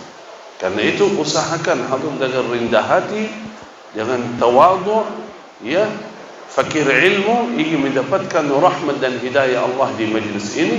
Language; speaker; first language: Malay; non-native, fluent; Arabic